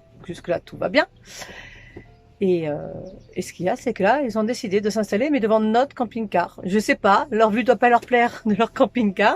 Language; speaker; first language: French; native; French